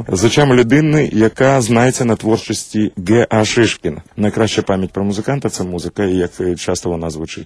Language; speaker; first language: Ukrainian; native; Ukrainian